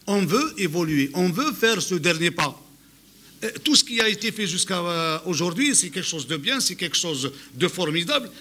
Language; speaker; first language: French; non-native, local second language; Arabic